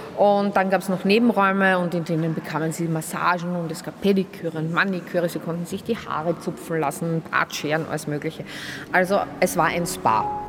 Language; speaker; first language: German; native; German